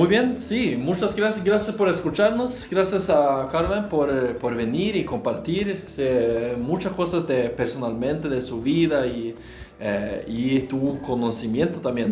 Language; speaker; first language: Spanish; non-native, fluent; Norwegian